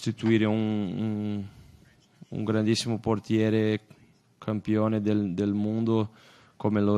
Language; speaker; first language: Italian; non-native, fluent; Portuguese